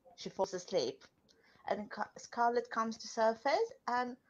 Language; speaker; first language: English; non-native, fluent; Romanian